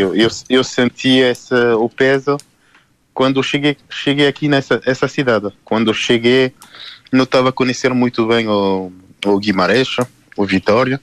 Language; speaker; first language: Portuguese; non-native, learner; French